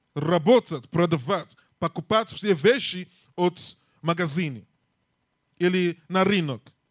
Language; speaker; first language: Russian; non-native, learner; English